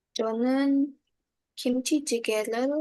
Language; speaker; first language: Korean; non-native, learner; Indonesian